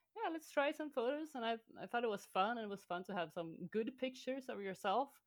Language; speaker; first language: English; non-native, fluent; Swedish